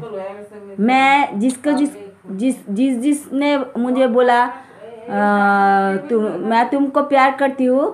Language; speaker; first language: Hindi; non-native, local second language; Bangla